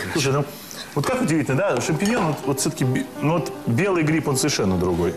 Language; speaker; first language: Russian; native; Russian